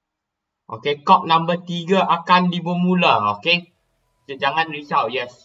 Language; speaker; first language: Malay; non-native, local second language; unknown